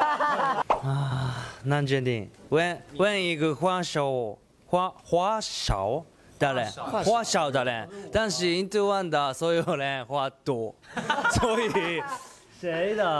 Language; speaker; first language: Chinese; non-native, learner; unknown